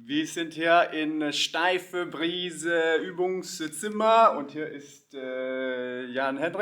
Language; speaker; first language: German; non-native, learner; Norwegian